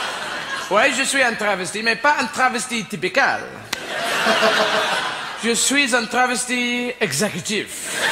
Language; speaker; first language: French; non-native, fluent; English